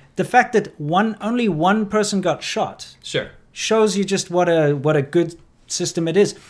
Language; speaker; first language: English; native; English